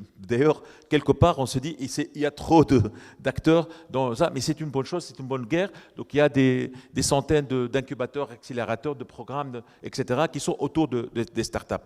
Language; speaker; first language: French; non-native, local second language; Arabic